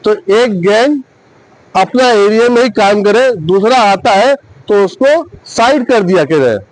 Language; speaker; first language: Hindi; non-native, local second language; Bangla